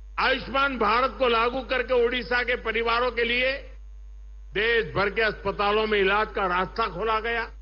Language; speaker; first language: Hindi; non-native, local second language; Gujarati